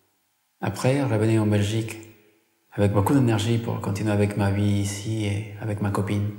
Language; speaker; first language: French; non-native, fluent; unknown